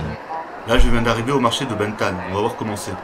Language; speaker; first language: French; native; French